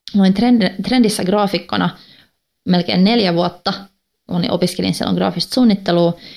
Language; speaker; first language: Finnish; non-native, local second language; Swedish